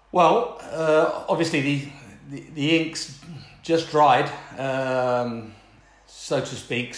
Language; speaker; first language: English; native; English